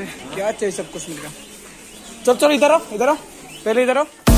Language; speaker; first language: Hindi; non-native, local second language; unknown